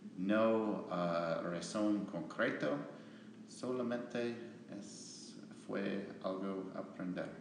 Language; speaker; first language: Spanish; non-native, learner; English